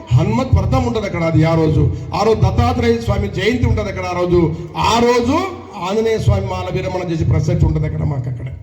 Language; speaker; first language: Telugu; native; Telugu